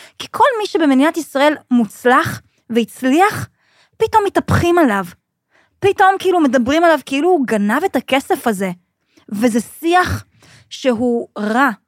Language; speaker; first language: Hebrew; native; Hebrew